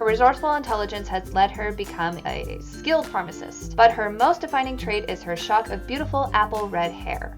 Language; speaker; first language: English; native; English